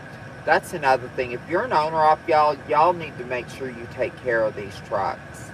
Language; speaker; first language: English; native; English